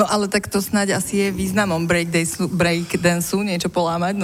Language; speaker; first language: Slovak; native; Slovak